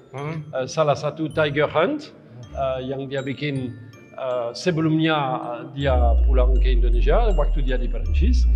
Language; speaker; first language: Indonesian; non-native, fluent; French